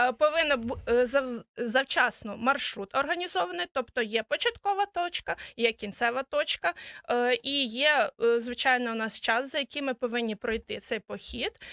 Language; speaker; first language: Ukrainian; native; Ukrainian